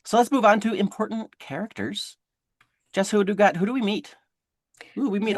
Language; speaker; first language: English; native; English